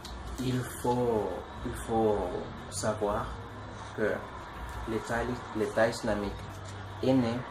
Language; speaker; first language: French; non-native, learner; Spanish